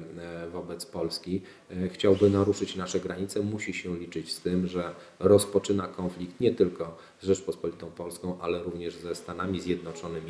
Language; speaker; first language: Polish; native; Polish